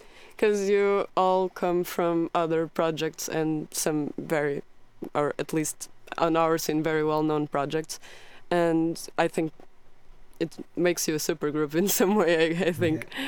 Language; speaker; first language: English; non-native, fluent; Portuguese